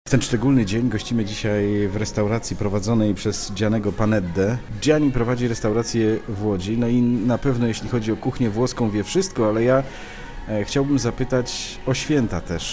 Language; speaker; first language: Polish; native; Polish